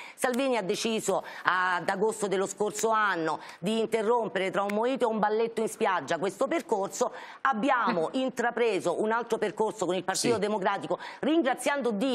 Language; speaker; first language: Italian; native; Italian